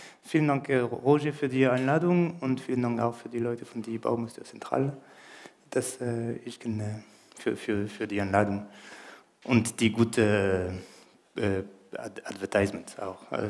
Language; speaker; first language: German; non-native, learner; French